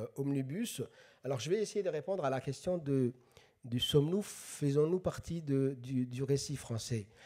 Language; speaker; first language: French; non-native, local second language; Somali